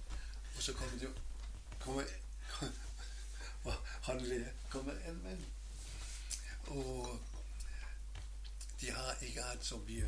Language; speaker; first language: Danish; non-native, learner; German